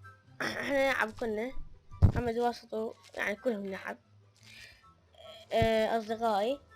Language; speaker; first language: Arabic; native; Arabic